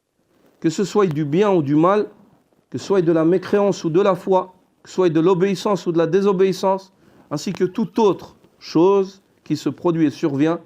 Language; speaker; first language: French; native; French